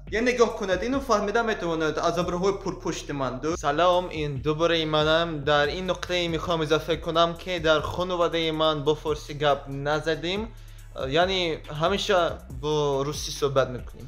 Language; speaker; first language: Persian; non-native, learner; Russian